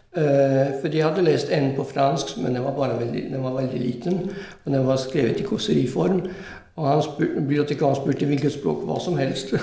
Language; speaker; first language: Norwegian; non-native, fluent; French